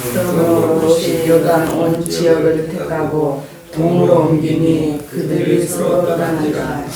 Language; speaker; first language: Korean; native; Korean